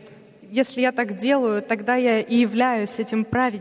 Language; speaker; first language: Russian; native; Russian